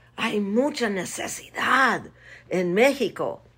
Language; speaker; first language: Spanish; non-native, fluent; English